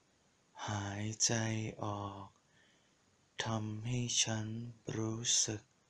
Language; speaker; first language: Thai; native; Thai